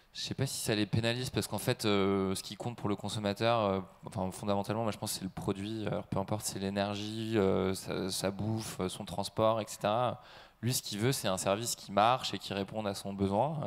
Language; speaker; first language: French; native; French